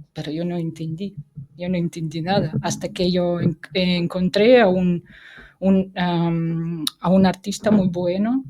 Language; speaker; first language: Spanish; non-native, fluent; Russian